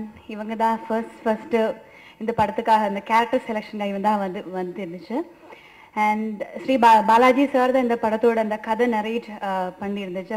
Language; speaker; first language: Tamil; non-native, learner; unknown